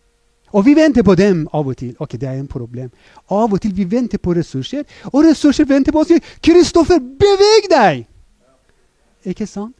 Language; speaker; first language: Norwegian; non-native, fluent; Persian